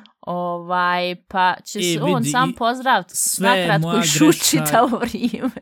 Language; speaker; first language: Bosnian; early bilingual, heritage; Bosnian